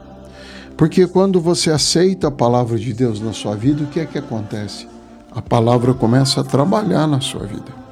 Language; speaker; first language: Portuguese; native; Portuguese